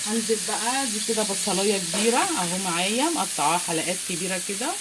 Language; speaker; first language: Arabic; native; Arabic